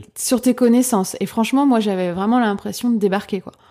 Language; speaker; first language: French; native; French